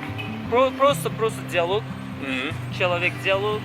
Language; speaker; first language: Russian; non-native, learner; Turkish